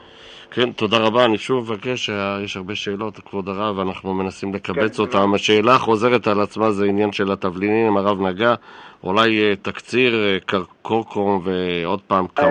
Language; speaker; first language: Hebrew; native; Hebrew